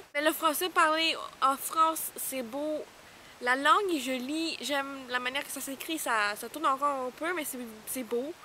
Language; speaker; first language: French; non-native, local second language; English